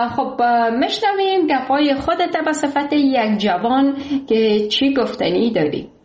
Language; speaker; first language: Persian; native; Persian